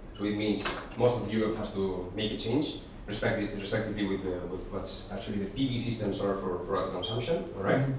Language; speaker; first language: English; non-native, fluent; Spanish